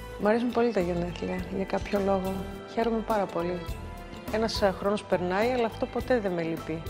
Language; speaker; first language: Greek; native; Greek